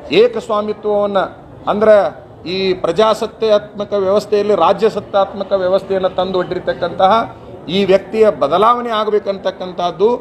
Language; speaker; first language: Kannada; native; Kannada